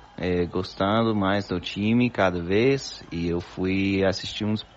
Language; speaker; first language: Portuguese; non-native, fluent; English